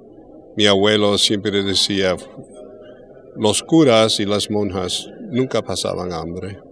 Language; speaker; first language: Spanish; early bilingual, heritage; English